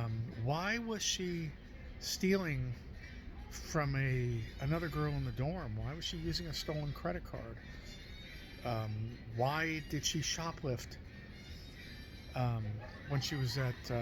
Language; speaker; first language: English; native; English